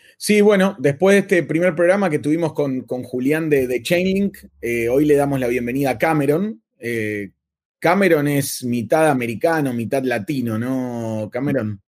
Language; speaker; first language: Spanish; native; Spanish